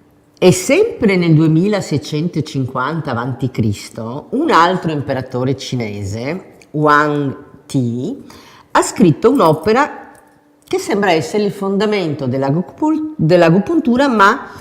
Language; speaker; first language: Italian; native; Italian